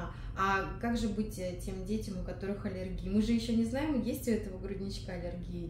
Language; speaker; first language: Russian; native; Russian